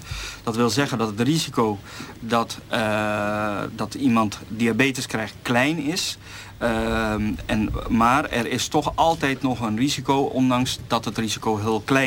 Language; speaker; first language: Dutch; native; Dutch